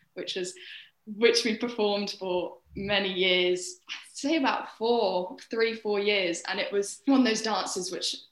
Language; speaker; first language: English; native; English